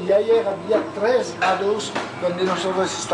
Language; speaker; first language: Spanish; non-native, learner; French